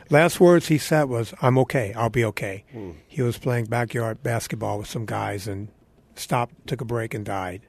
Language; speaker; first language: English; native; English